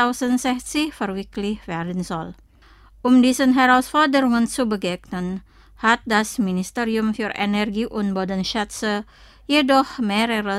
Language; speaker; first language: German; non-native, fluent; Indonesian